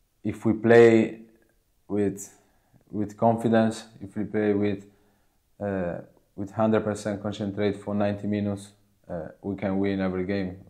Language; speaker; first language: English; non-native, learner; Italian